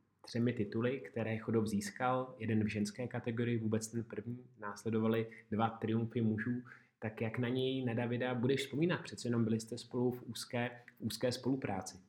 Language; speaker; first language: Czech; native; Czech